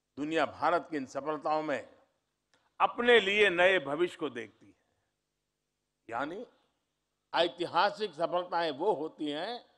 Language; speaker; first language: Hindi; native; Hindi